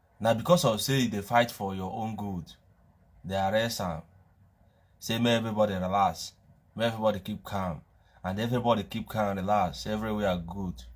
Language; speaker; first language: Nigerian Pidgin; non-native, local second language; Igbo